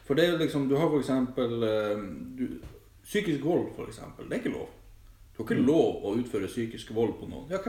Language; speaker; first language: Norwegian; native; Norwegian